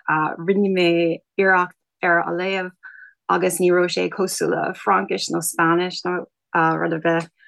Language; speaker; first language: Irish; non-native, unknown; English